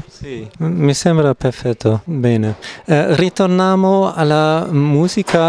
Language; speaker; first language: Italian; non-native, learner; German